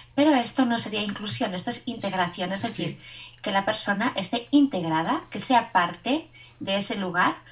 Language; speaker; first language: Spanish; native; Spanish